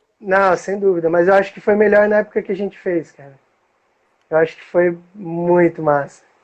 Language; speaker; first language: Portuguese; native; Portuguese